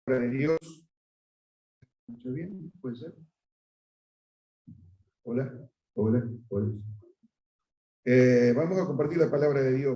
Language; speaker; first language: Spanish; native; Spanish